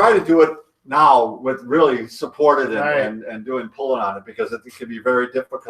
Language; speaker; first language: English; native; English